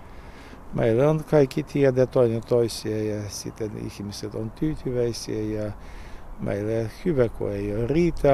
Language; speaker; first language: Finnish; non-native, learner; Russian